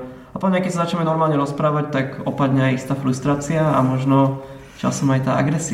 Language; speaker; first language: Slovak; native; Slovak